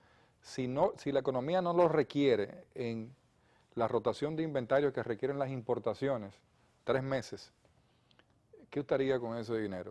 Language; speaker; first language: Spanish; native; Spanish